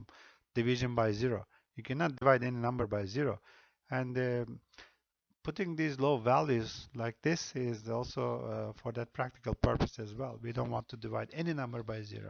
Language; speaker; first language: English; non-native, fluent; Turkish